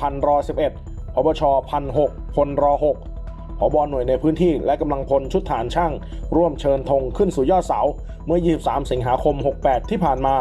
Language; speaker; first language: Thai; native; Thai